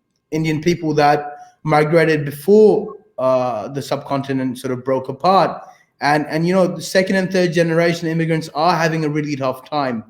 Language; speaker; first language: English; early bilingual, other home language; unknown